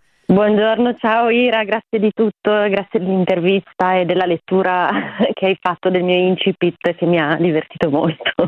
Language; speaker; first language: Italian; native; Italian